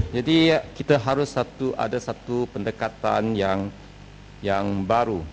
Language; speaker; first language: Malay; non-native, local second language; Chinese